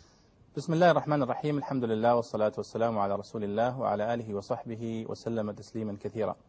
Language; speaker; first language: Arabic; native; Arabic